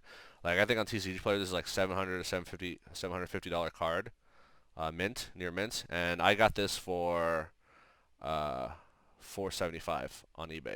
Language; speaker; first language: English; native; English